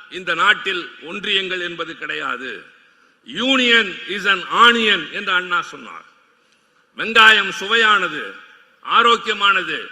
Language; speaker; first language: Tamil; native; Tamil